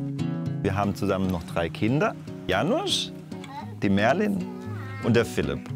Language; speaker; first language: German; native; German